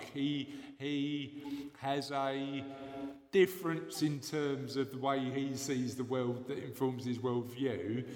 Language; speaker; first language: English; native; English